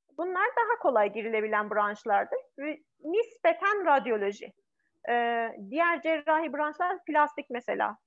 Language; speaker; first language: Turkish; non-native, fluent; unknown